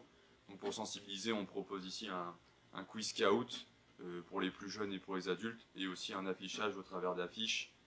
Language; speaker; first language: French; native; French